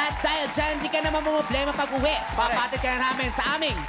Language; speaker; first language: Filipino; native; Filipino